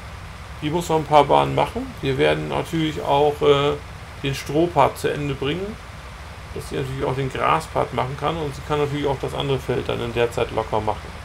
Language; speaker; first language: German; native; German